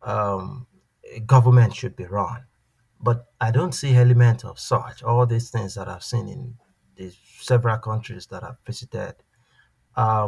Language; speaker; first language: English; non-native, local second language; Yoruba